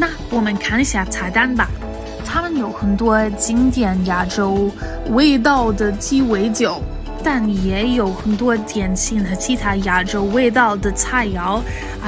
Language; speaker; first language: Chinese; non-native, fluent; English